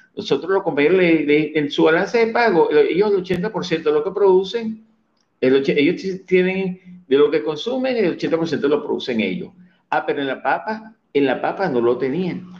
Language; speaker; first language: Spanish; native; Spanish